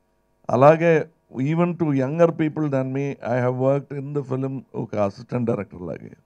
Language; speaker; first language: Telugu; non-native, fluent; Tamil